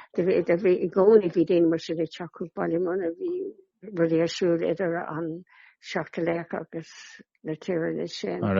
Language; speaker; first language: Irish; non-native, local second language; English